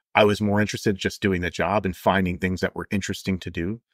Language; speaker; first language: English; native; English